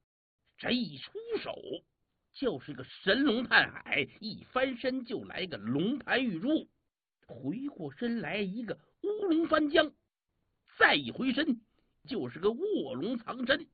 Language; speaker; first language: Chinese; native; Chinese